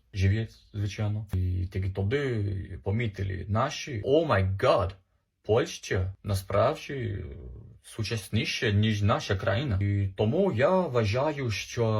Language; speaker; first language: Ukrainian; non-native, fluent; English